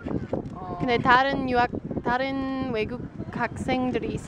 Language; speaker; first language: Korean; non-native, fluent; English